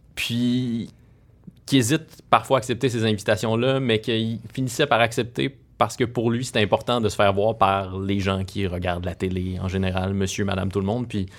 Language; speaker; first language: French; native; French